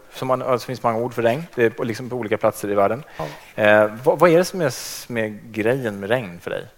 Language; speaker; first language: Swedish; native; Swedish